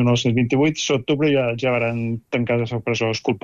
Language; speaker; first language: Catalan; native; Catalan